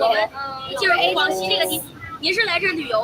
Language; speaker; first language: Chinese; native; Chinese